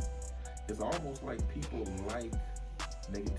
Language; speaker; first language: English; native; English